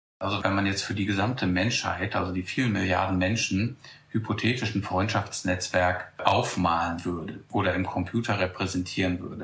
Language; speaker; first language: German; native; German